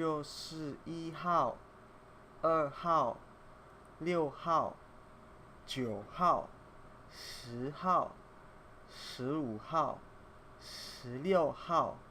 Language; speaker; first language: Chinese; non-native, fluent; Indonesian